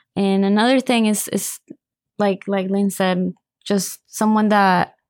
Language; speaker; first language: English; non-native, fluent; Spanish